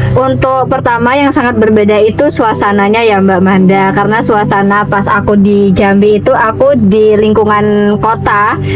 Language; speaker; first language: Indonesian; native; Indonesian